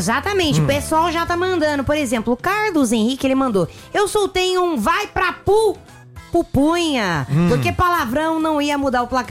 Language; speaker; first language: Portuguese; native; Portuguese